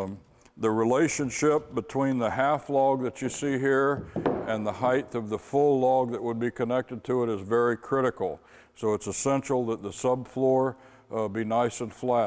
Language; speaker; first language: English; native; English